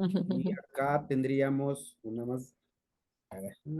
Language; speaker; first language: Spanish; native; Spanish